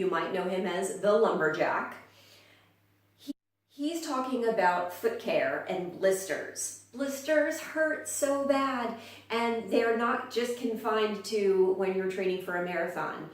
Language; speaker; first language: English; native; English